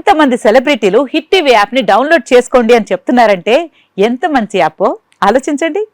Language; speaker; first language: Telugu; native; Telugu